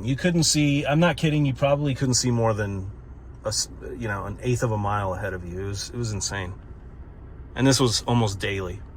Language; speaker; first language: English; native; English